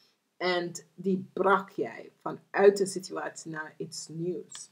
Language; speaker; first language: Dutch; non-native, fluent; English